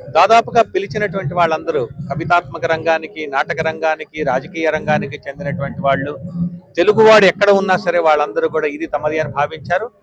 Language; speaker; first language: Telugu; native; Telugu